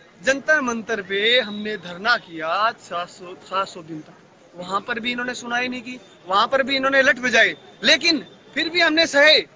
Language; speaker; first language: Hindi; native; Hindi